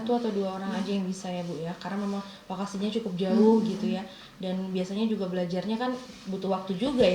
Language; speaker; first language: Indonesian; native; Indonesian